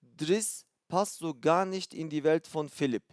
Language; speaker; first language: German; non-native, fluent; Turkish